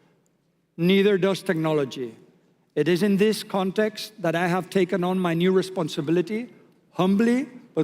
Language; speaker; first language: English; non-native, fluent; Spanish